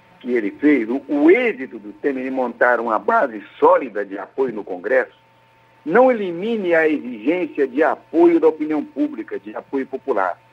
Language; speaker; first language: Portuguese; native; Portuguese